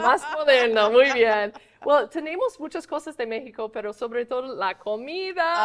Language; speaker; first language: Spanish; non-native, fluent; English